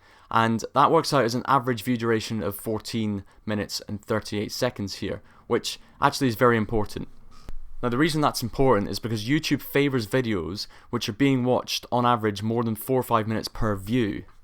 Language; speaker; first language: English; native; English